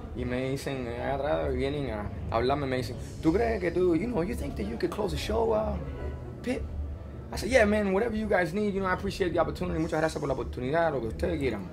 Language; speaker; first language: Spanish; early bilingual, heritage; Spanish